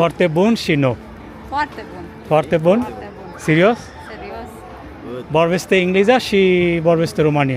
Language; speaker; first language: Romanian; non-native, learner; Bangla